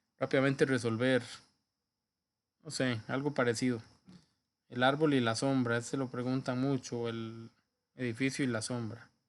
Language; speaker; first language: Spanish; native; Spanish